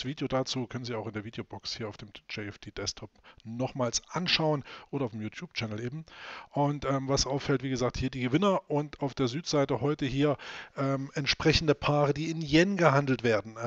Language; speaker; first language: German; native; German